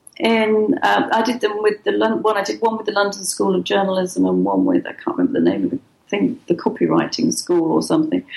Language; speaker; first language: English; native; English